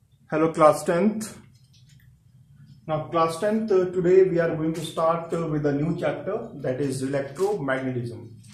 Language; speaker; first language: English; non-native, local second language; Hindi